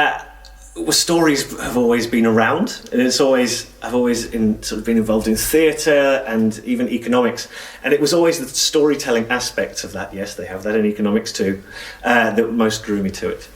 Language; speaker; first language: English; native; English